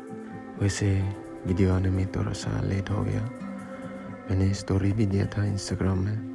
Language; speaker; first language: Hindi; non-native, local second language; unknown